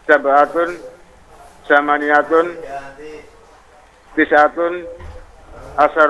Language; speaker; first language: Arabic; non-native, learner; Indonesian